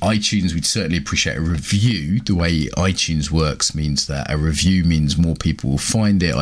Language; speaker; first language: English; native; English